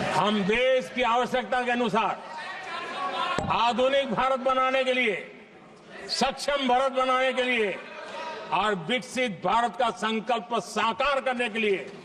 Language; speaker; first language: Hindi; non-native, local second language; Gujarati